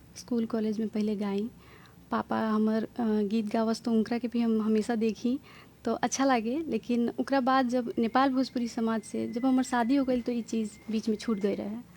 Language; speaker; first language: Bhojpuri; native; Bhojpuri